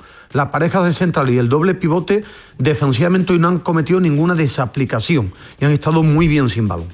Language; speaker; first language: Spanish; native; Spanish